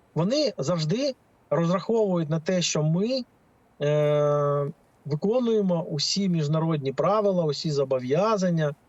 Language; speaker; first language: Ukrainian; native; Ukrainian